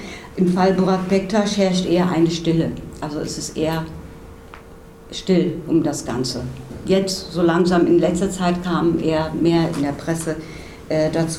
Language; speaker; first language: German; native; German